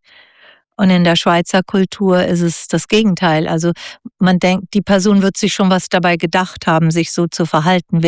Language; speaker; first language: German; native; German